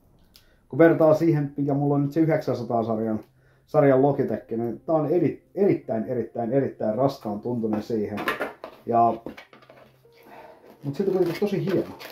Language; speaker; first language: Finnish; native; Finnish